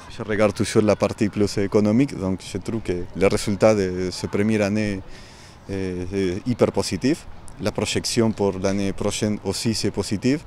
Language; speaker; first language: French; non-native, fluent; Spanish